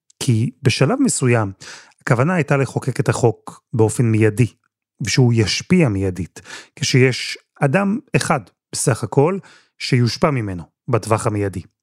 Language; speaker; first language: Hebrew; native; Hebrew